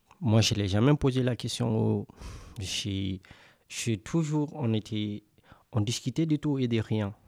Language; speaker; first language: French; non-native, local second language; Fula